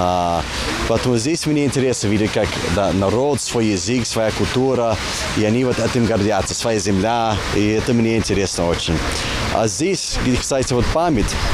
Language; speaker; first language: Russian; non-native, fluent; English